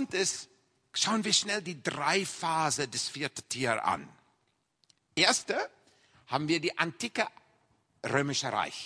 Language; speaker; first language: German; non-native, fluent; English